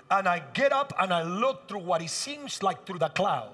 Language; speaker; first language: English; early bilingual, other home language; Spanish